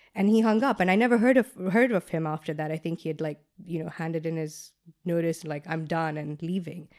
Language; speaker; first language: English; non-native, local second language; Gujarati